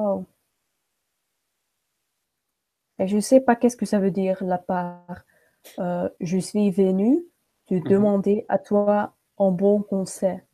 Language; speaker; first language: French; non-native, learner; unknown